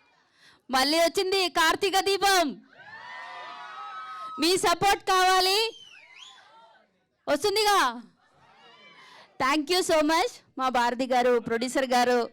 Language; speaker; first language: Telugu; non-native, learner; Malayalam